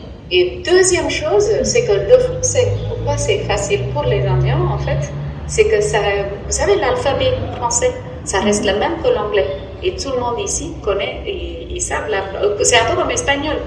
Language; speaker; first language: French; non-native, fluent; Tamil